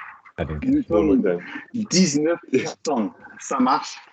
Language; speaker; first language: French; non-native, learner; English